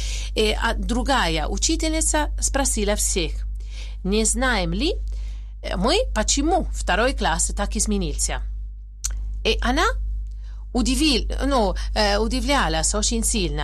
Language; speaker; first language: Russian; non-native, fluent; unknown